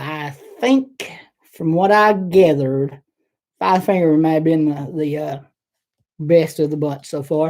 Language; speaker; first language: English; native; English